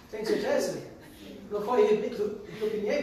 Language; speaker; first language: Portuguese; non-native, fluent; English